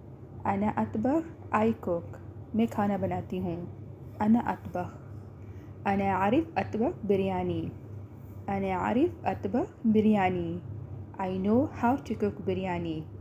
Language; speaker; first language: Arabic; non-native, learner; Hindi